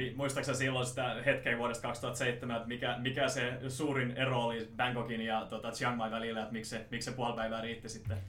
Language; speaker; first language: Finnish; native; Finnish